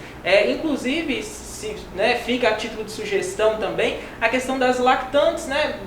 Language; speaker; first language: Portuguese; native; Portuguese